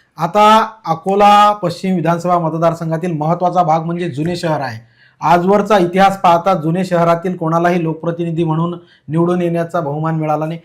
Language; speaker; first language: Marathi; native; Marathi